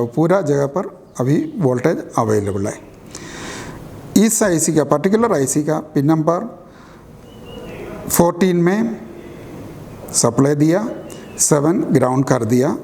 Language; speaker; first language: Hindi; native; Hindi